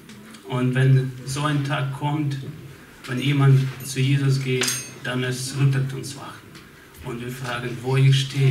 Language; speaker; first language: German; non-native, fluent; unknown